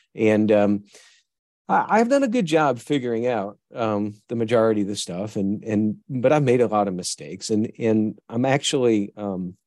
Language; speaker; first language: English; native; English